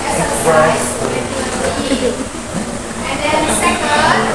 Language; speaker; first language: English; non-native, fluent; Indonesian